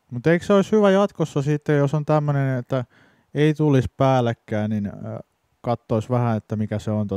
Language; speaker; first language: Finnish; native; Finnish